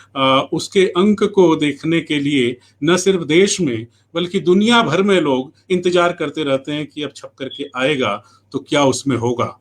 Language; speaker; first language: Hindi; native; Hindi